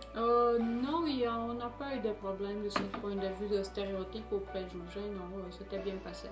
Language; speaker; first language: French; non-native, fluent; Romanian